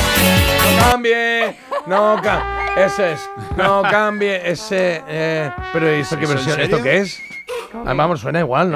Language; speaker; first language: Spanish; native; Spanish